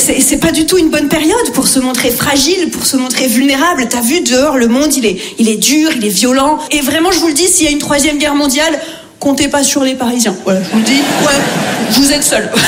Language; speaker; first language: French; native; French